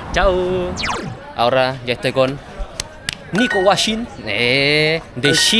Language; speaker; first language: Spanish; non-native, learner; Indonesian